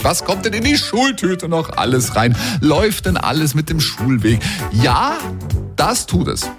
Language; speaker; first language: German; native; German